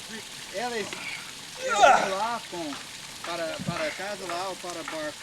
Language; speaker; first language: Portuguese; non-native, fluent; English